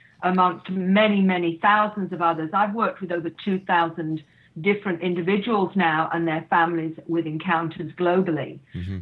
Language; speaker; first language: English; native; English